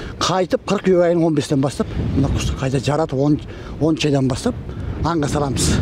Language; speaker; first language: Kazakh; early bilingual, heritage; Kazakh